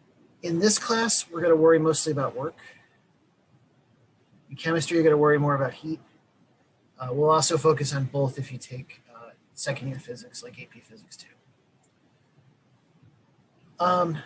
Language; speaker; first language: English; native; English